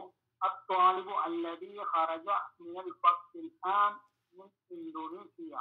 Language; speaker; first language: Arabic; non-native, learner; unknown